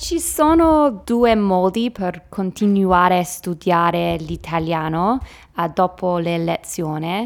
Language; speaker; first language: Italian; non-native, learner; English